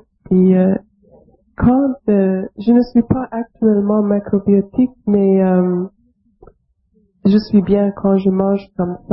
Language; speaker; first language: French; non-native, fluent; English